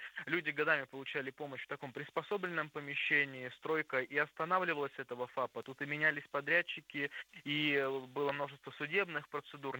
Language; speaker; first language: Russian; native; Russian